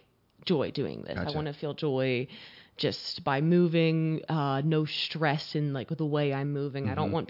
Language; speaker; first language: English; native; English